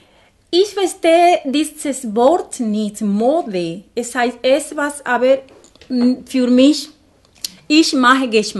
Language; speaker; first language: German; non-native, learner; Spanish